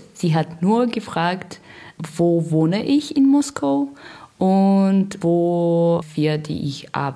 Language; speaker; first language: German; non-native, learner; Russian